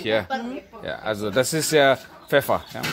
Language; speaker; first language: German; non-native, fluent; Indonesian